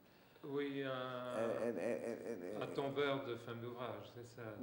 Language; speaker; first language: French; native; French